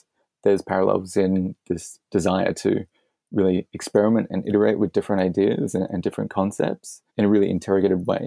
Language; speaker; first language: English; native; English